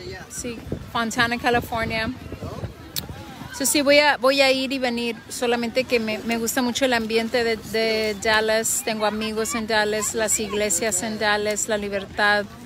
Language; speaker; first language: Spanish; early bilingual, heritage; Spanish